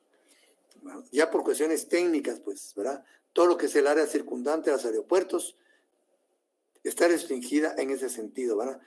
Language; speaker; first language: Spanish; native; Spanish